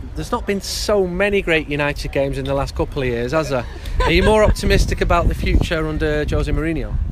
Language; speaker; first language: English; native; English